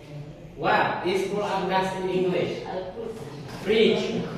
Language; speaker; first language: English; non-native, learner; Indonesian